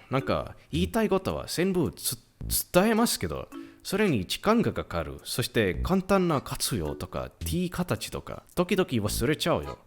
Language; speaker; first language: Japanese; non-native, learner; Estonian